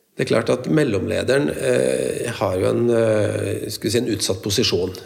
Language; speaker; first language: Norwegian; native; Norwegian